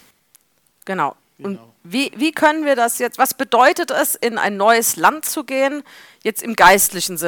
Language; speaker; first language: German; native; German